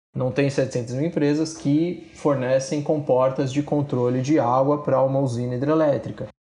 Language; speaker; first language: Portuguese; native; Portuguese